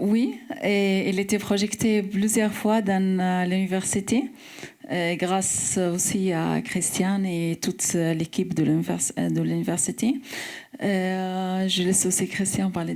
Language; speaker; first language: French; non-native, fluent; Arabic